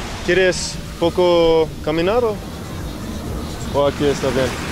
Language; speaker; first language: Spanish; non-native, learner; English